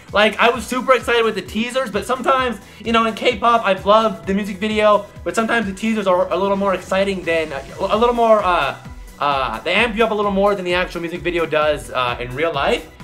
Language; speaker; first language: English; native; English